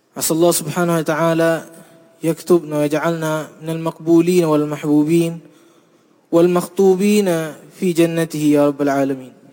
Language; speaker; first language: Arabic; non-native, fluent; Indonesian